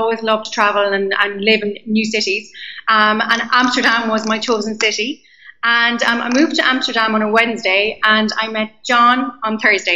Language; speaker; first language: English; native; English